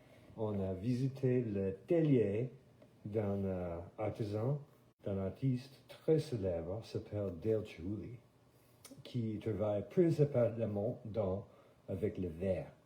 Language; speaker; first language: French; non-native, fluent; English